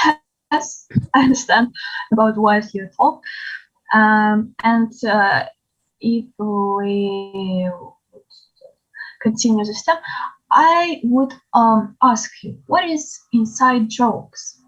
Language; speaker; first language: English; non-native, learner; Ukrainian